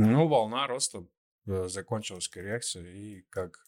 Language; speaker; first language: Russian; native; Russian